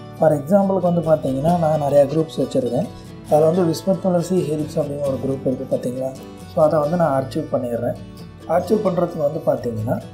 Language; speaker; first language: Tamil; native; Tamil